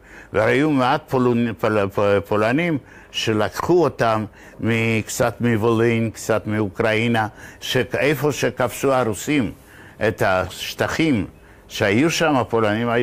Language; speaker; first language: Hebrew; non-native, fluent; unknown